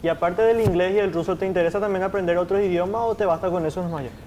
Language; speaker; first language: Spanish; native; Spanish